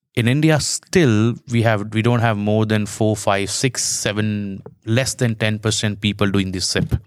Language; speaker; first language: English; non-native, local second language; Hindi